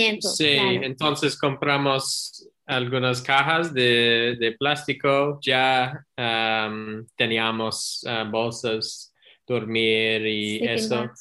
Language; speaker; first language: Spanish; non-native, learner; English